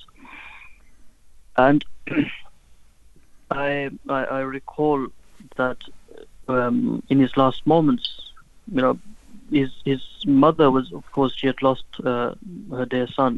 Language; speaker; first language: English; non-native, local second language; Urdu